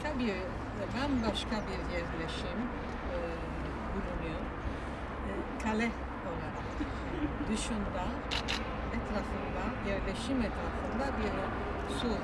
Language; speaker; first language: Turkish; non-native, fluent; Italian